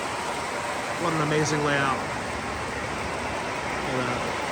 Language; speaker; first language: English; native; English